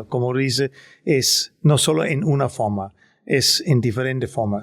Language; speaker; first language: Spanish; non-native, fluent; Danish